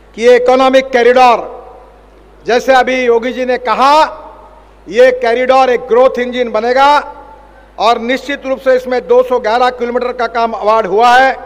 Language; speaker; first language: Hindi; non-native, local second language; Marathi